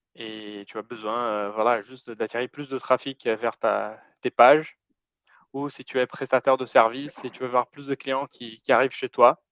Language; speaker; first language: French; non-native, fluent; Portuguese